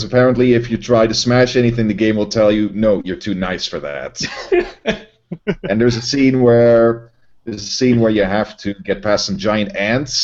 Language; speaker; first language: English; non-native, fluent; Dutch